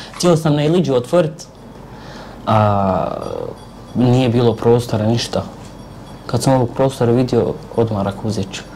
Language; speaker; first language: Serbian; non-native, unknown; Arabic